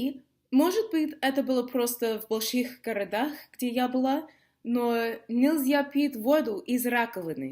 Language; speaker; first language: Russian; non-native, fluent; English